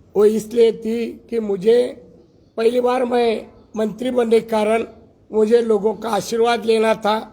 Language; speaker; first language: Hindi; non-native, local second language; Marathi